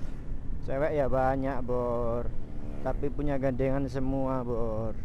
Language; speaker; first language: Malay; non-native, local second language; Javanese